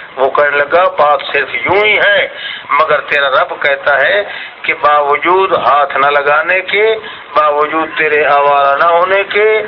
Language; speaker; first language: Urdu; non-native, local second language; Saraiki